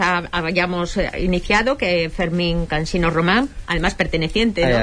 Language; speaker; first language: Spanish; native; Spanish